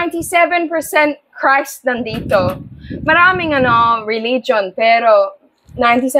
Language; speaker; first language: Filipino; non-native, learner; English